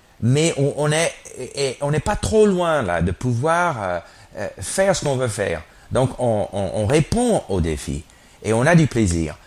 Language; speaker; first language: French; non-native, fluent; English